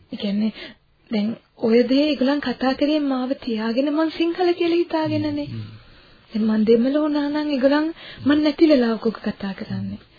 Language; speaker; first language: Sinhala; non-native, local second language; Tamil